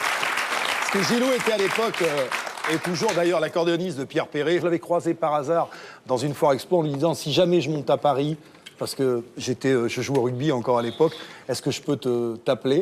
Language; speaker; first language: French; native; French